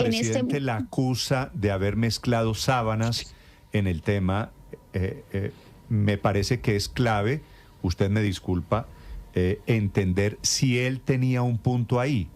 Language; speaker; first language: Spanish; native; Spanish